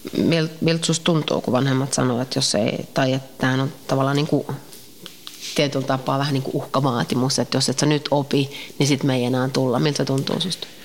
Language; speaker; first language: Finnish; native; Finnish